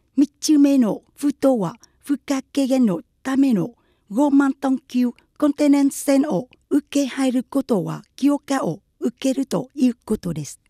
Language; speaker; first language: Japanese; non-native, fluent; Vietnamese